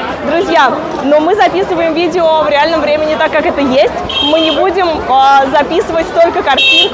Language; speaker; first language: Russian; native; Russian